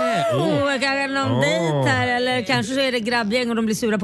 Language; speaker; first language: Swedish; native; Swedish